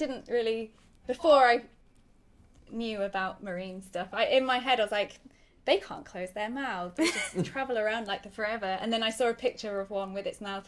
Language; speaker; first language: English; native; English